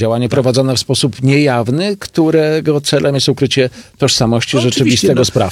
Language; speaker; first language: Polish; native; Polish